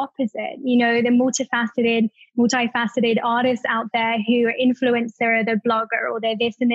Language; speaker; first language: English; native; English